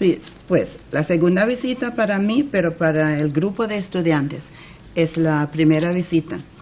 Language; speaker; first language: Spanish; non-native, fluent; English